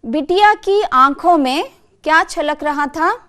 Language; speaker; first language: Hindi; non-native, local second language; Kannada